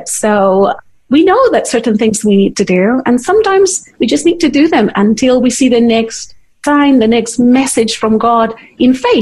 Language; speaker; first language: English; non-native, fluent; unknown